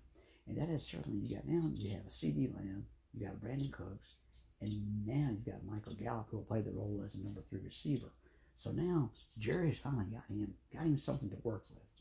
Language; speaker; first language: English; native; English